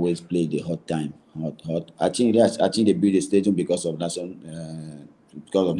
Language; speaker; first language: English; non-native, learner; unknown